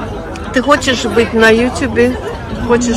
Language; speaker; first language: Russian; non-native, learner; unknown